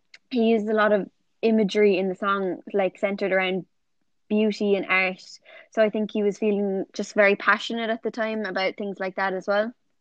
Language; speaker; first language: English; native; English